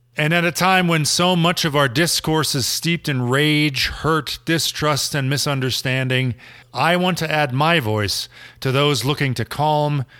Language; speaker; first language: English; non-native, fluent; German